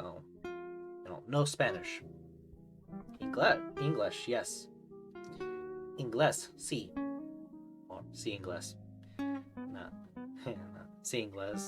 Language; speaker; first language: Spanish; non-native, learner; English